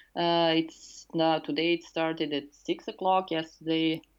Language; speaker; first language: English; non-native, fluent; Serbian